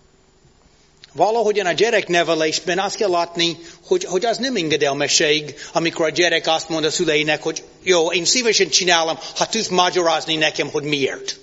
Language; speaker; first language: Hungarian; non-native, fluent; English